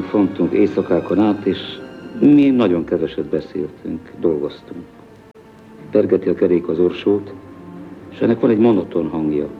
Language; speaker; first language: Hungarian; native; Hungarian